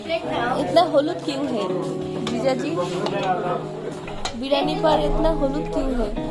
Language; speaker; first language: Hindi; non-native, learner; Bangla